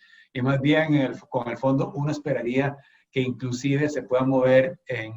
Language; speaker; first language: Spanish; native; Spanish